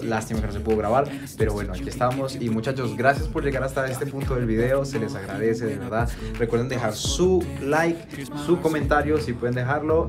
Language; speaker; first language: Spanish; native; Spanish